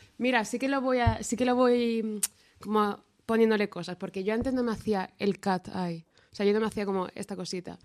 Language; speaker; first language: Spanish; native; Spanish